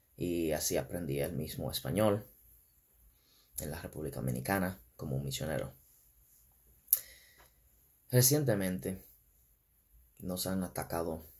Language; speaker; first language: Spanish; non-native, fluent; English